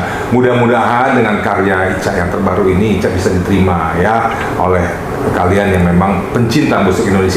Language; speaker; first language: Indonesian; native; Indonesian